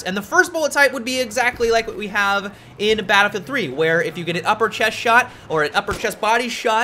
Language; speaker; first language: English; native; English